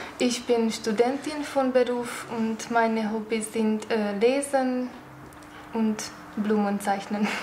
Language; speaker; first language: German; non-native, learner; Hungarian